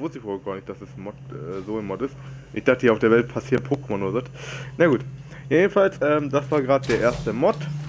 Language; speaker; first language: German; native; German